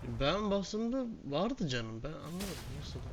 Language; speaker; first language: Turkish; native; Turkish